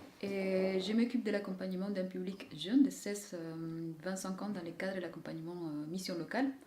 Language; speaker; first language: French; non-native, fluent; Spanish